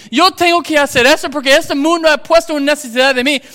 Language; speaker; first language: Spanish; non-native, fluent; English